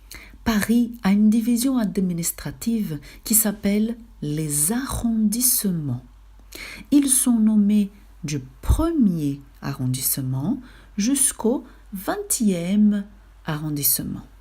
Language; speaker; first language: French; non-native, fluent; Portuguese